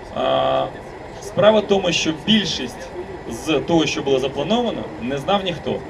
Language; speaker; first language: Ukrainian; non-native, local second language; Russian